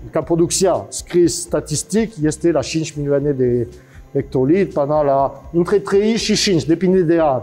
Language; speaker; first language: Romanian; non-native, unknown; French